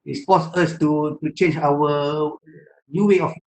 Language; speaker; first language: English; non-native, local second language; Malay